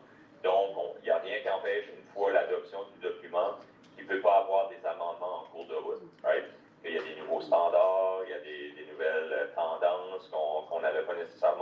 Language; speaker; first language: French; native; French